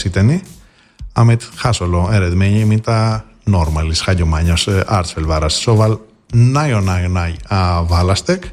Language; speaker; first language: Hungarian; non-native, fluent; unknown